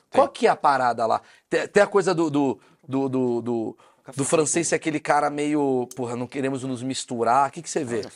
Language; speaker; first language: Portuguese; native; Portuguese